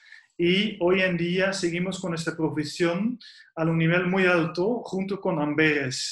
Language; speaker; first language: Spanish; non-native, fluent; Dutch